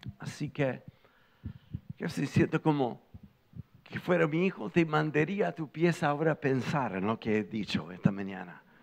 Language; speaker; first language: Spanish; non-native, fluent; English